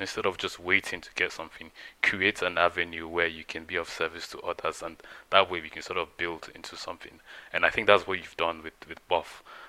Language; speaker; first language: English; non-native, local second language; Yoruba